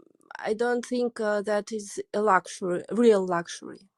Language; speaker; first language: English; non-native, learner; Russian